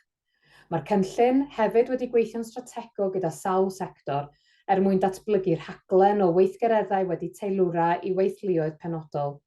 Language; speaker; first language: Welsh; native; Welsh